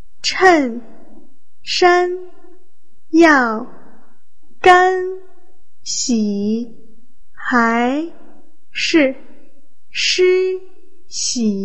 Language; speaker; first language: Chinese; non-native, fluent; Vietnamese